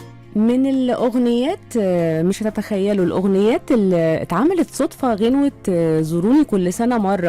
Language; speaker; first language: Arabic; native; Arabic